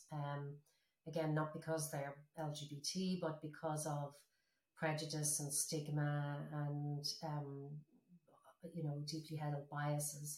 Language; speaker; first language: English; native; English